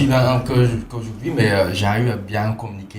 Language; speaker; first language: French; non-native, fluent; Khmer